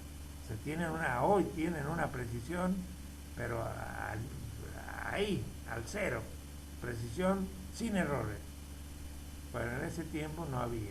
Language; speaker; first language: Spanish; native; Spanish